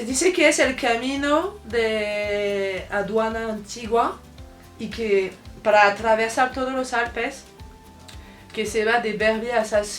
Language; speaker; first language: Spanish; non-native, fluent; French